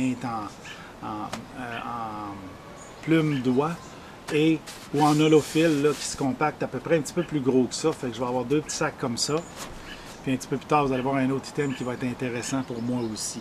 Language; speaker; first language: French; native; French